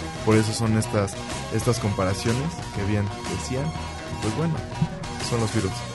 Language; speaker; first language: Spanish; native; Spanish